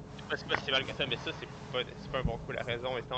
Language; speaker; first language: French; native; French